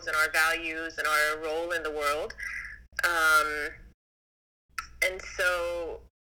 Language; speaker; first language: English; native; English